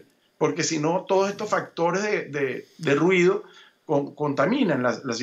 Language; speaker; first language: Spanish; native; Spanish